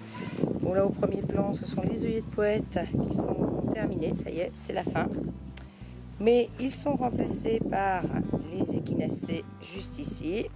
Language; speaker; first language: French; native; French